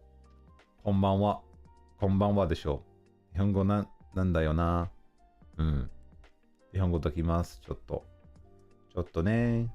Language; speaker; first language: Japanese; non-native, learner; English